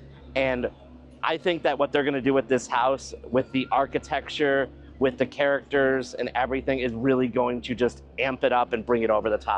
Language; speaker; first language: English; native; English